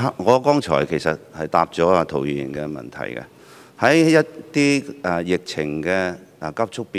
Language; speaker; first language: Chinese; non-native, local second language; Cantonese